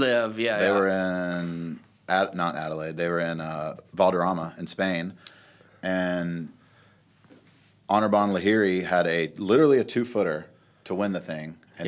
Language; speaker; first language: English; native; English